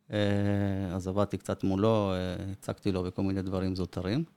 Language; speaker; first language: Hebrew; early bilingual, other home language; Spanish